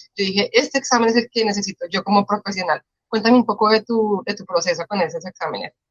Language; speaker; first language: Spanish; native; Spanish